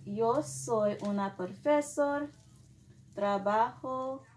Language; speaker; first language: Spanish; non-native, learner; English